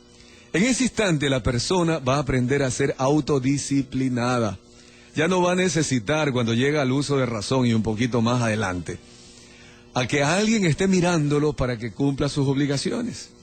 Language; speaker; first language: Spanish; native; Spanish